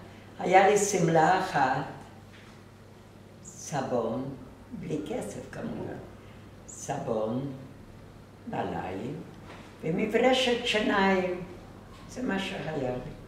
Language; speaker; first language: Hebrew; non-native, fluent; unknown